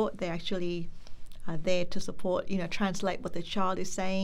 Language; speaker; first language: English; non-native, local second language; Filipino